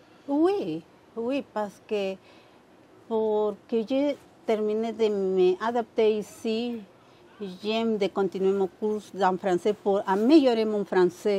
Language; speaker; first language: French; non-native, learner; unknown